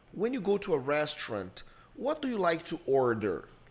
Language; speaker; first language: English; non-native, fluent; Portuguese